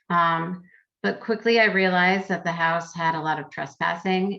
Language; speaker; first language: English; native; English